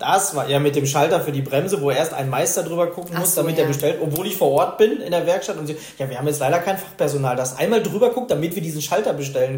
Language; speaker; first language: German; native; German